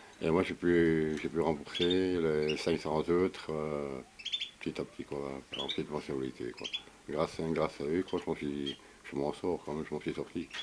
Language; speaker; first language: French; native; French